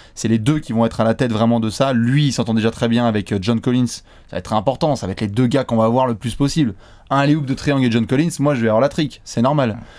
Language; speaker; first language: French; native; French